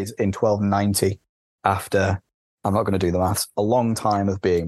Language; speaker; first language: English; native; English